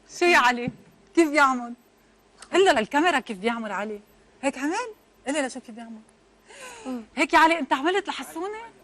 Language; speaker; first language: Arabic; native; Arabic